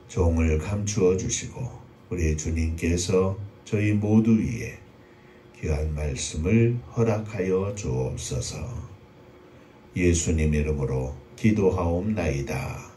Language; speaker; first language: Korean; native; Korean